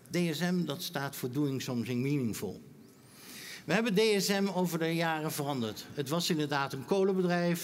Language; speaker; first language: Dutch; native; Dutch